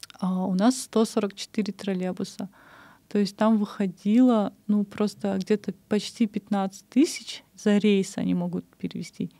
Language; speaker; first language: Russian; non-native, local second language; Kyrgyz